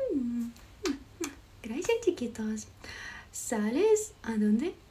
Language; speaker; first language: Spanish; non-native, learner; Ukrainian